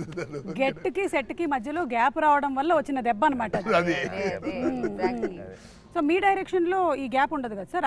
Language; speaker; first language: Telugu; native; Telugu